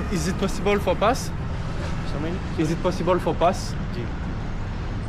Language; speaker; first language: English; non-native, learner; French